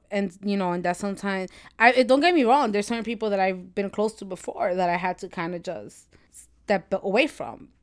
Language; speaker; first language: English; native; English